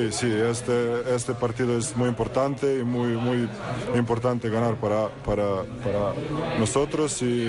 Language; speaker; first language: Spanish; non-native, learner; English